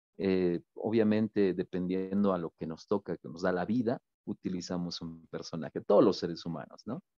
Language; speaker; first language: Spanish; native; Spanish